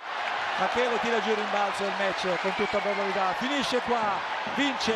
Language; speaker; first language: Italian; native; Italian